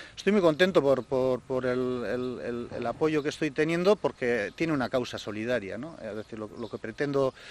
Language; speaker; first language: Spanish; native; Spanish